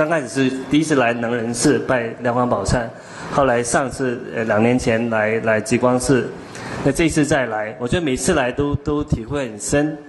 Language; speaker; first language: Chinese; non-native, local second language; Cantonese